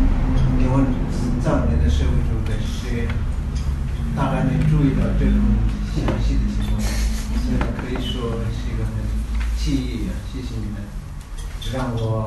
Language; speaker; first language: Chinese; non-native, learner; Tibetan